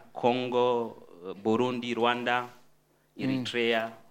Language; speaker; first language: English; non-native, fluent; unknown